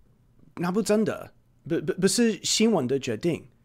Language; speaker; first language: Chinese; non-native, fluent; English